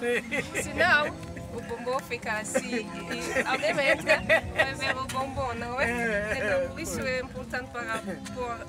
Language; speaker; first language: Portuguese; non-native, fluent; Dutch